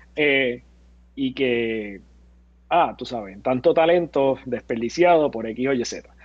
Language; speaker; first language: Spanish; native; Spanish